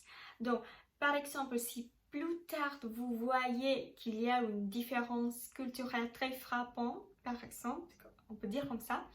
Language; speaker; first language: French; non-native, learner; Indonesian